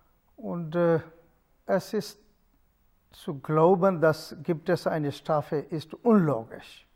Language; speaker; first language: German; non-native, learner; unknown